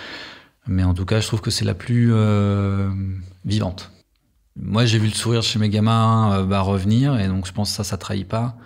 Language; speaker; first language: French; native; French